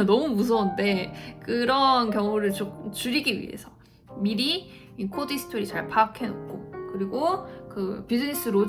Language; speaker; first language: Korean; native; Korean